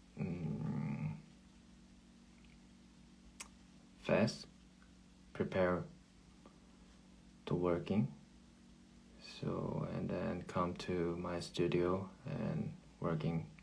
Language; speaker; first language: English; non-native, learner; Korean